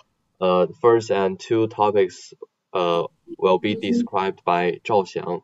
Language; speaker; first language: English; non-native, learner; Chinese